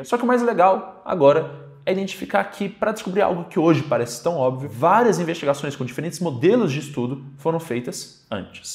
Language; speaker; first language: Portuguese; native; Portuguese